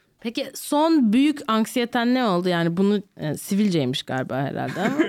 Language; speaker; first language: Turkish; early bilingual, heritage; Turkish